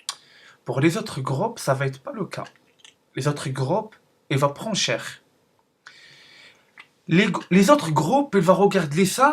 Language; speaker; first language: French; non-native, learner; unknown